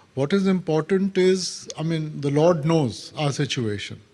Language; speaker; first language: English; non-native, local second language; Punjabi